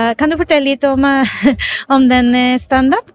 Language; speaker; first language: Norwegian; non-native, fluent; Spanish